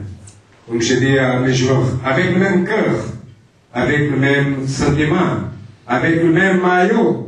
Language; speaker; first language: French; non-native, fluent; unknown